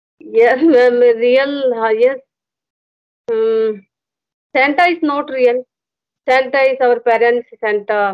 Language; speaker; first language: English; non-native, learner; Hindi